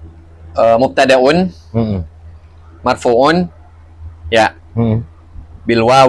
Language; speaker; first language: Arabic; non-native, learner; Indonesian